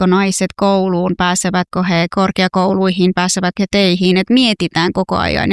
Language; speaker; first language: Finnish; non-native, fluent; Persian